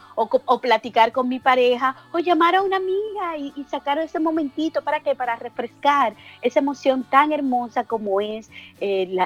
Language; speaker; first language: Spanish; native; Spanish